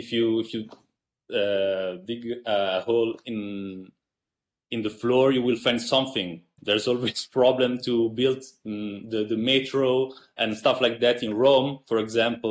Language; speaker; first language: English; non-native, fluent; Italian